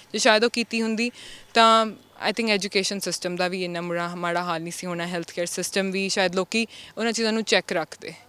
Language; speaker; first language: Punjabi; early bilingual, heritage; Punjabi